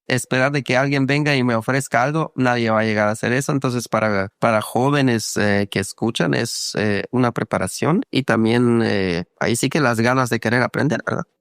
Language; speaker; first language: Spanish; non-native, local second language; Kaqchikel